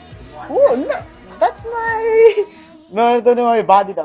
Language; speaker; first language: English; non-native, learner; Filipino